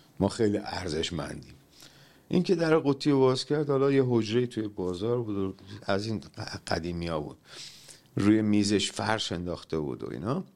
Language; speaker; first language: Persian; native; Persian